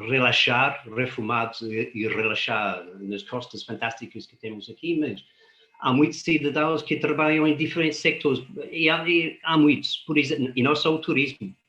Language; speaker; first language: Portuguese; non-native, fluent; English